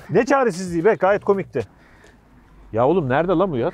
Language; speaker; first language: Turkish; native; Turkish